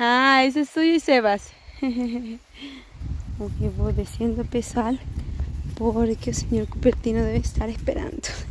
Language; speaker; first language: Spanish; native; Spanish